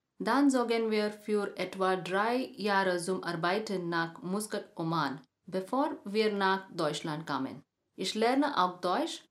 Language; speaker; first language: German; non-native, learner; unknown